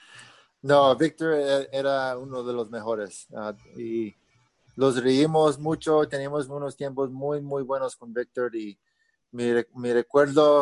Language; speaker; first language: Spanish; early bilingual, heritage; Spanish